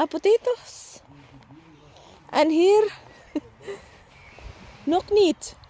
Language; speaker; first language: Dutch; non-native, learner; Filipino